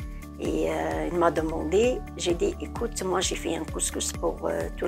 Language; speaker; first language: French; non-native, learner; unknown